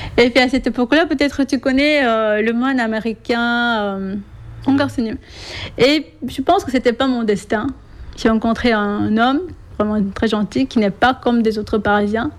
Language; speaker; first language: French; non-native, fluent; Korean